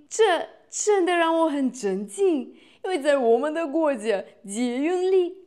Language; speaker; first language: Chinese; non-native, fluent; Russian